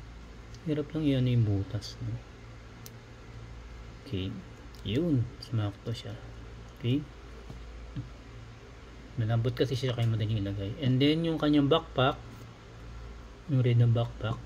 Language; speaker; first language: Filipino; native; Filipino